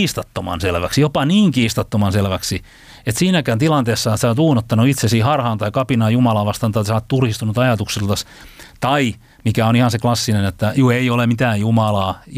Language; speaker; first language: Finnish; native; Finnish